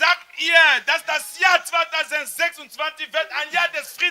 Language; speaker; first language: German; non-native, fluent; French